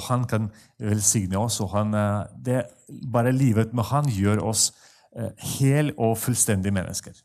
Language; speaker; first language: Norwegian; non-native, fluent; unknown